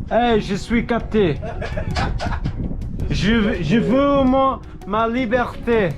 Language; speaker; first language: French; non-native, fluent; English